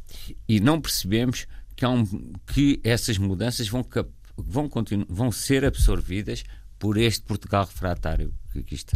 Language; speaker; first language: Portuguese; native; Portuguese